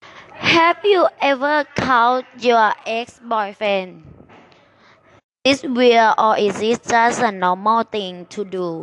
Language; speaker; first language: English; non-native, learner; Thai